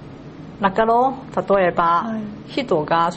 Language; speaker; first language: Japanese; non-native, learner; Cantonese